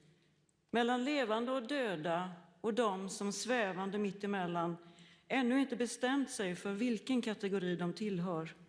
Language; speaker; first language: Swedish; native; Swedish